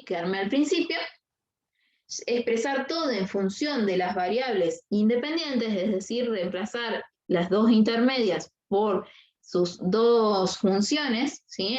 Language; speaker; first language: Spanish; native; Spanish